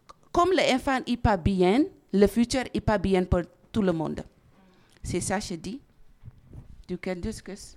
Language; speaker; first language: French; non-native, learner; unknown